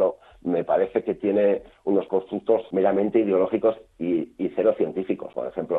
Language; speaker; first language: Spanish; native; Spanish